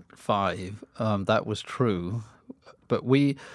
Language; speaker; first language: English; native; English